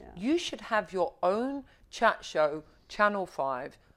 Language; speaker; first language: English; native; English